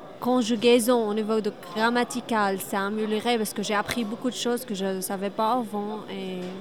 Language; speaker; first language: French; non-native, fluent; Arabic